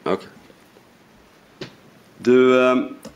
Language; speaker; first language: Swedish; native; Swedish